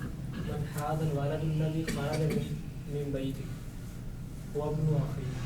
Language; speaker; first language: Arabic; non-native, learner; Urdu